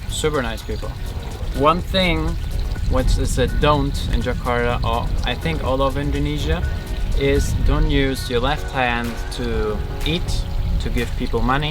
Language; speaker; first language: English; non-native, fluent; German